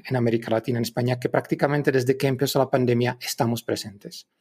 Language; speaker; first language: Spanish; non-native, fluent; Czech